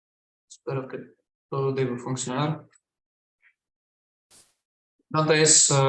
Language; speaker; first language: Spanish; non-native, fluent; Russian